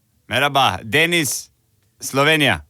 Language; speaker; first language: Turkish; non-native, learner; Slovenian